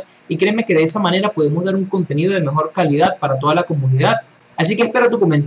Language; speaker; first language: Spanish; native; Spanish